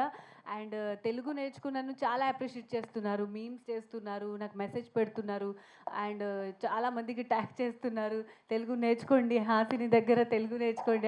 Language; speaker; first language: Telugu; non-native, fluent; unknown